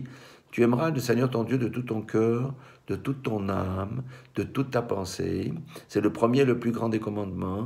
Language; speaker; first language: French; native; French